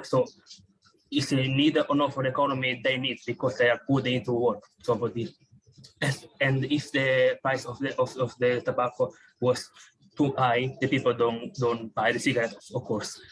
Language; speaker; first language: English; non-native, fluent; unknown